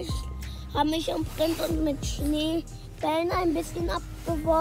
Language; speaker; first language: German; early bilingual, other home language; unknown